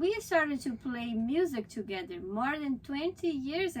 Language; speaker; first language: English; non-native, fluent; Portuguese